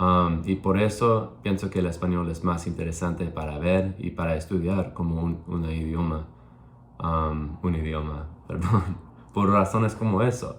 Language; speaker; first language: Spanish; non-native, learner; English